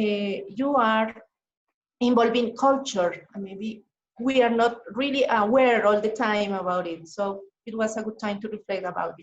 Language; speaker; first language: English; non-native, fluent; Spanish